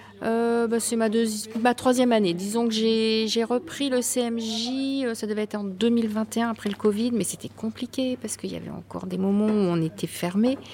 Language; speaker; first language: French; native; French